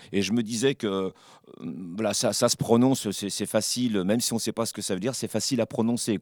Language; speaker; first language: French; native; French